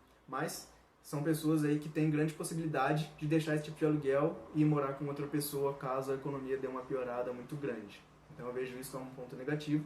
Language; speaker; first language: Portuguese; native; Portuguese